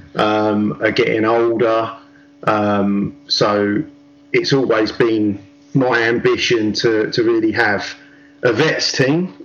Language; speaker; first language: English; native; English